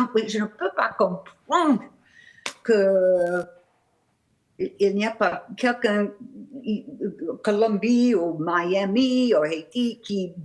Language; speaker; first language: French; non-native, learner; English